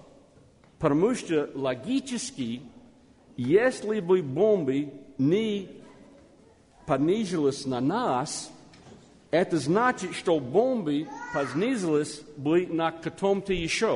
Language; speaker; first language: Russian; non-native, learner; English